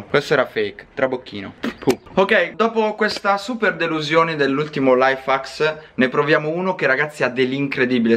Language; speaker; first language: Italian; native; Italian